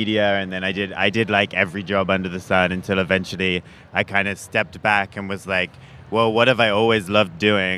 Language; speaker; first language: English; native; English